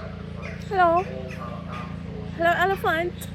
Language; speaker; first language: English; non-native, local second language; Filipino